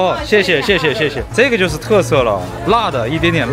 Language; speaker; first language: Chinese; native; Chinese